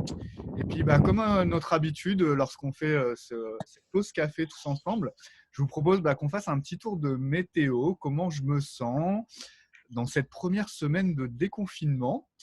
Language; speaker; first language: French; native; French